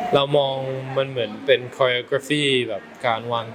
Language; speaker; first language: Thai; early bilingual, heritage; Thai